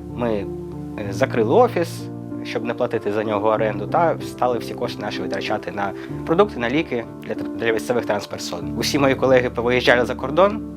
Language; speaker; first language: Ukrainian; native; Ukrainian